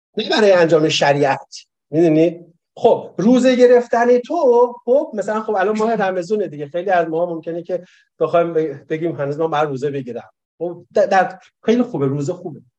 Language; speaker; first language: Persian; native; Persian